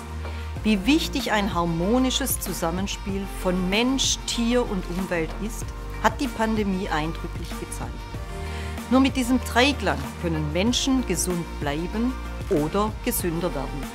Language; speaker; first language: German; native; German